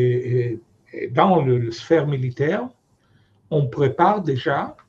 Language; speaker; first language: French; non-native, fluent; Hebrew